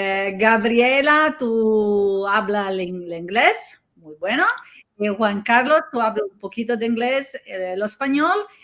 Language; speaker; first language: Spanish; non-native, learner; Italian